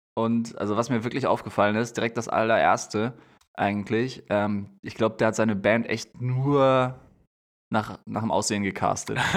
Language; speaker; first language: German; native; German